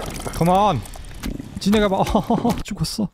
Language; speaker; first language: Korean; non-native, learner; German